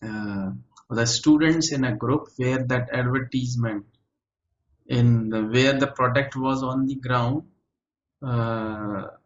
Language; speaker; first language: English; non-native, local second language; Hindi